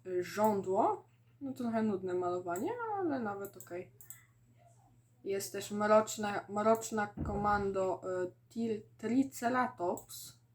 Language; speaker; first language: Polish; native; Polish